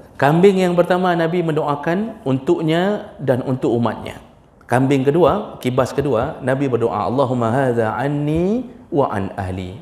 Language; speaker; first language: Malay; non-native, local second language; Achinese